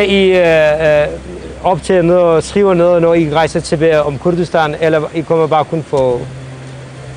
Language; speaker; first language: Danish; non-native, fluent; Central Kurdish